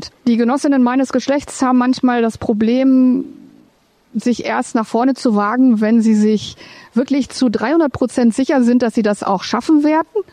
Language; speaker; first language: German; native; German